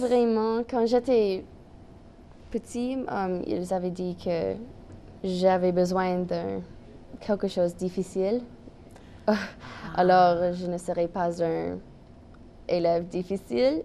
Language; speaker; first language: French; non-native, local second language; English